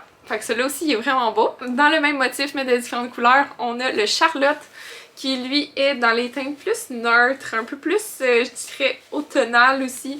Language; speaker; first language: French; native; French